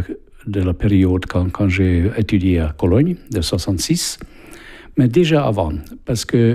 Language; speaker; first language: French; non-native, fluent; Hungarian